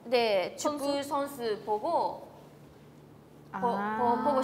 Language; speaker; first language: Korean; non-native, learner; Japanese